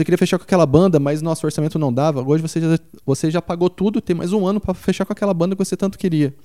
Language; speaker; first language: Portuguese; native; Portuguese